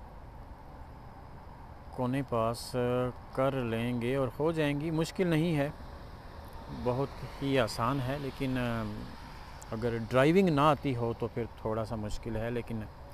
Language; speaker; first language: Urdu; non-native, local second language; Punjabi